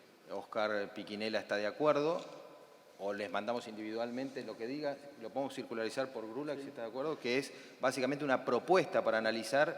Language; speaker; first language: Spanish; native; Spanish